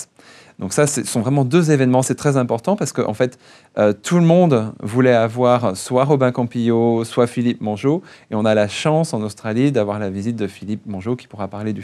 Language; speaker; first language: French; native; French